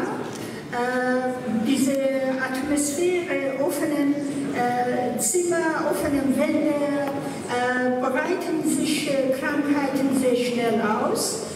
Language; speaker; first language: German; non-native, fluent; Persian